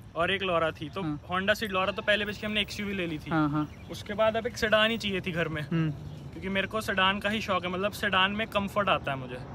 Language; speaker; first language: Hindi; native; Hindi